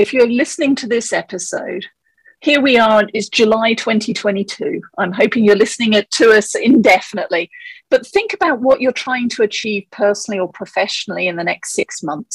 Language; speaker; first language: English; native; English